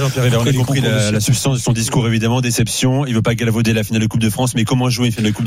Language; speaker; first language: French; native; French